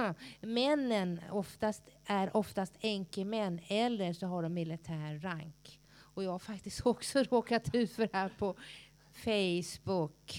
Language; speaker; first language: Swedish; native; Swedish